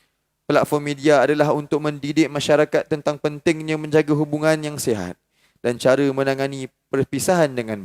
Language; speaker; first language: Malay; native; Malay